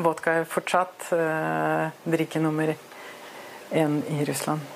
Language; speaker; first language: Norwegian; non-native, learner; Russian